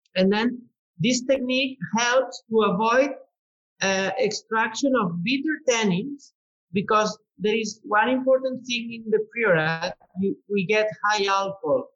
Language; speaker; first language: English; non-native, fluent; Spanish